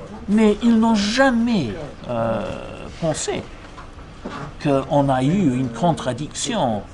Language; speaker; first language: French; non-native, fluent; English